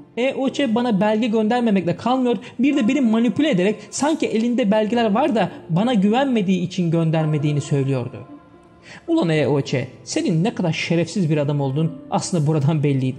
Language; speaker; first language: Turkish; native; Turkish